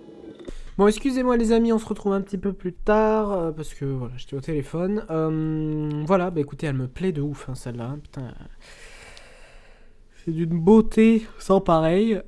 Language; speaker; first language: French; native; French